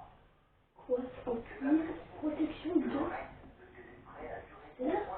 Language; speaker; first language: French; native; French